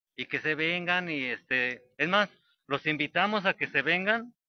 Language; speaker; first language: Spanish; native; Spanish